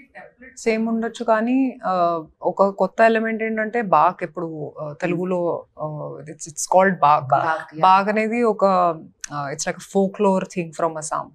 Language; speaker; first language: Telugu; non-native, fluent; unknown